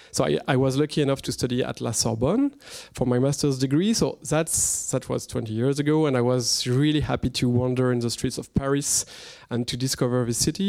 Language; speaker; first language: English; non-native, fluent; French